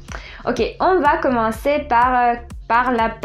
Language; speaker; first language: French; non-native, fluent; Russian